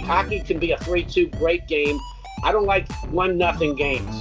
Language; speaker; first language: English; native; English